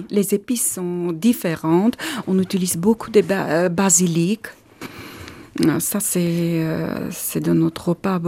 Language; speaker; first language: French; non-native, learner; Armenian